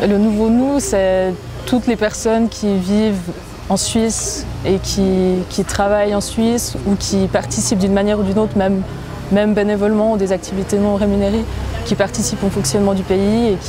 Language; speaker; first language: French; native; French